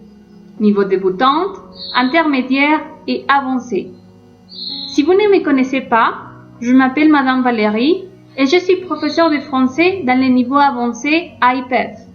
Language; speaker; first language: French; non-native, fluent; Spanish